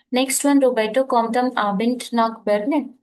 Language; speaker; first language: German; non-native, fluent; Hindi